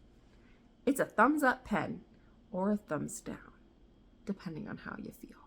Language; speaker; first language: English; native; English